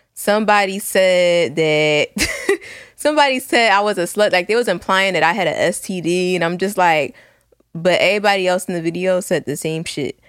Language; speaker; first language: English; native; English